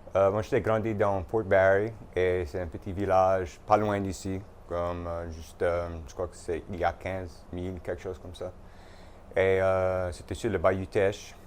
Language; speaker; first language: French; non-native, local second language; English